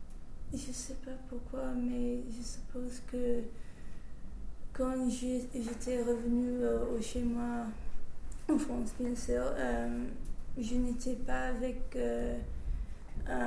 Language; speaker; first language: French; non-native, fluent; English